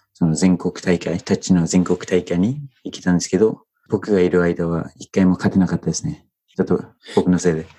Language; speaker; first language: Japanese; non-native, fluent; English